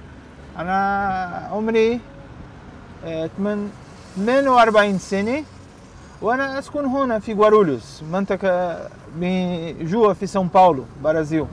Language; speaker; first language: Arabic; non-native, learner; Portuguese